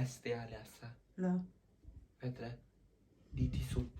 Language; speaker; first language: Thai; early bilingual, heritage; Swedish